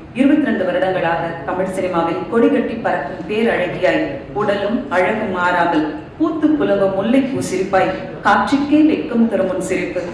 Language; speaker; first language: Tamil; native; Tamil